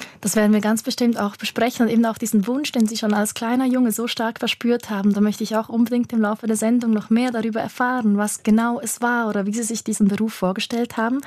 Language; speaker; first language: German; native; German